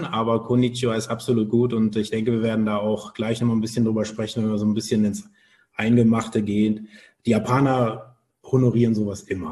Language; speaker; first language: German; native; German